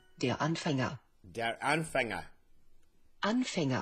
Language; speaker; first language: German; non-native, learner; English